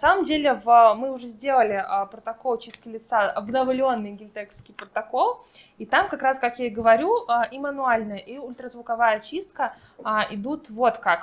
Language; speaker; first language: Russian; native; Russian